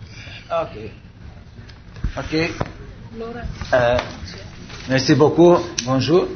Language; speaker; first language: French; non-native, learner; Portuguese